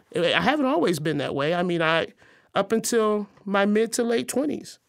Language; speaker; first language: English; native; English